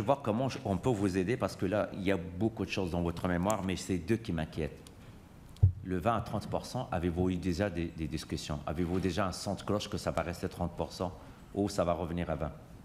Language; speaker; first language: French; native; French